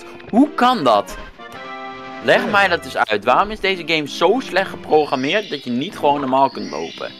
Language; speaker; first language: Dutch; native; Dutch